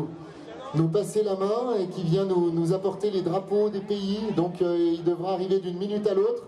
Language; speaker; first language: French; native; French